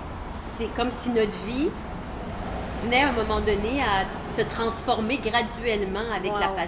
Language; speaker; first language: French; native; French